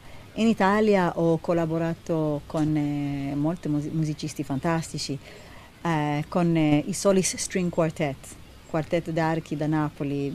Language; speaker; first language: Italian; non-native, learner; Hebrew